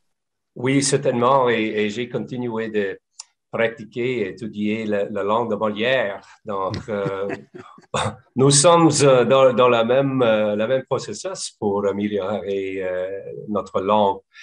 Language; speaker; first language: French; non-native, local second language; English